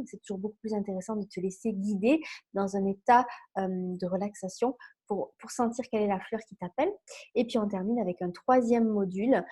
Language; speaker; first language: French; native; French